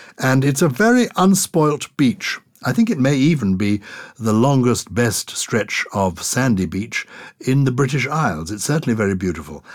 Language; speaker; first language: English; native; English